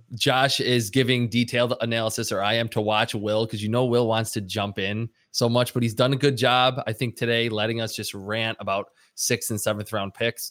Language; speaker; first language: English; native; English